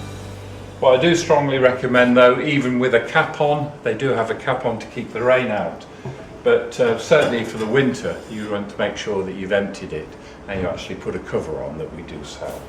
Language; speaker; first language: English; native; English